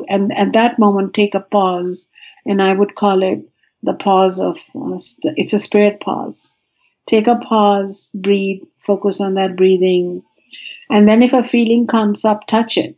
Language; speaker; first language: English; non-native, local second language; Hindi